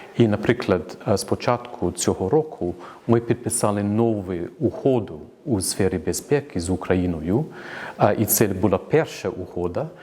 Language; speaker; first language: Ukrainian; non-native, fluent; English